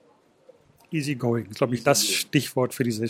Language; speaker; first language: German; native; German